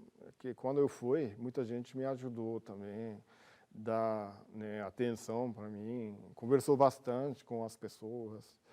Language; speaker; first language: Portuguese; non-native, learner; Japanese